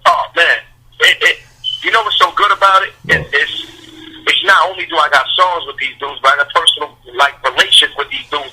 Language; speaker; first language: English; native; English